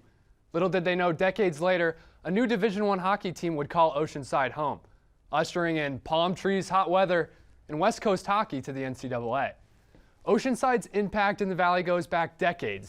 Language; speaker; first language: English; native; English